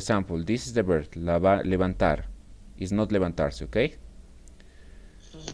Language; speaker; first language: English; non-native, fluent; Spanish